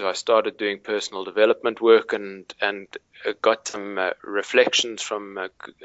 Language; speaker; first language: English; native; English